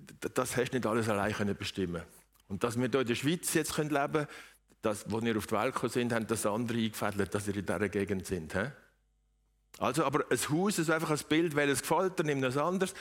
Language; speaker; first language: German; native; German